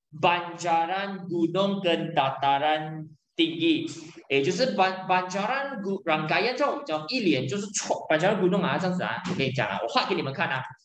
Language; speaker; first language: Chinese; native; Chinese